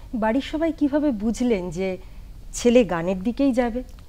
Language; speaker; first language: Bangla; native; Bangla